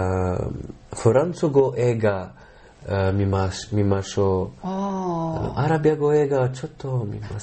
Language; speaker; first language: Japanese; non-native, learner; Arabic